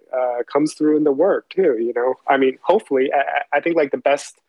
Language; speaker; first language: English; early bilingual, other home language; Chinese